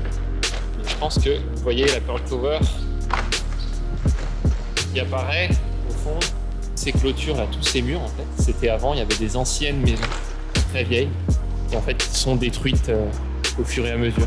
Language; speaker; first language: French; native; French